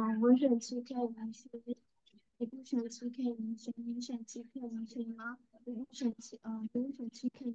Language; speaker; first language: Chinese; non-native, learner; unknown